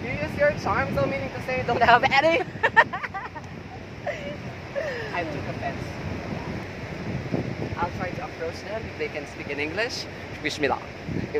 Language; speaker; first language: English; non-native, fluent; Filipino